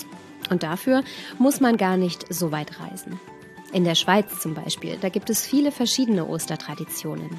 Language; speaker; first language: German; native; German